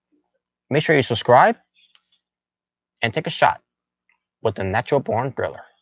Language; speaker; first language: English; native; English